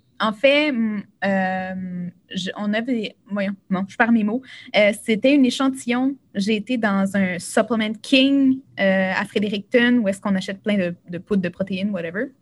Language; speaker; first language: French; native; French